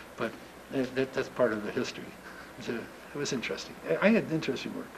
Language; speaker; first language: English; native; English